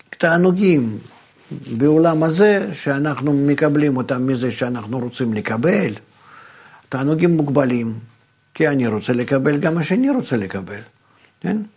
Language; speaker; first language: Hebrew; non-native, fluent; Russian